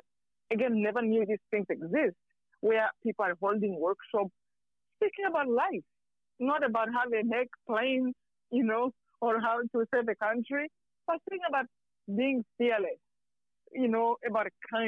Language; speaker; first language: English; non-native, local second language; Kinyarwanda